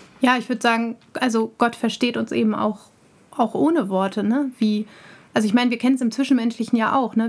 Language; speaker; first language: German; native; German